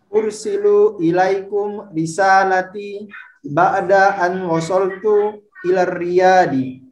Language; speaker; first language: Arabic; non-native, learner; Indonesian